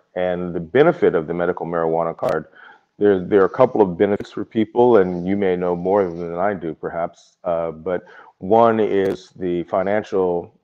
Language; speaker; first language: English; native; English